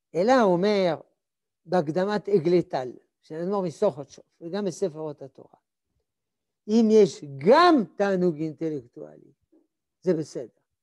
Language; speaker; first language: Hebrew; non-native, fluent; French